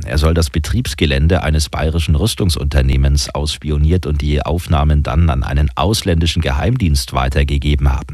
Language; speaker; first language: German; native; German